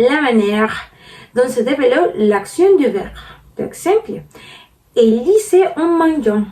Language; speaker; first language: French; non-native, learner; Spanish